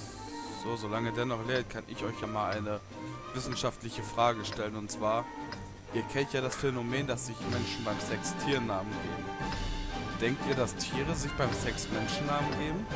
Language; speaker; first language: German; native; German